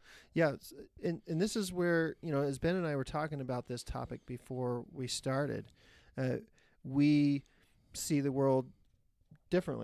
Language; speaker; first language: English; native; English